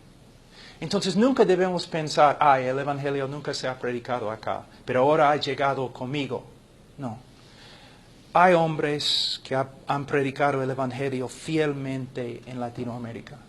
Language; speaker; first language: Spanish; non-native, fluent; English